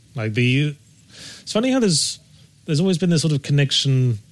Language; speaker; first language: English; native; English